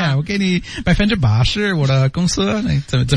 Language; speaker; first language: Chinese; non-native, learner; English